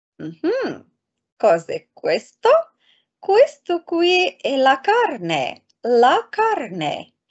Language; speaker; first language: Italian; non-native, fluent; Arabic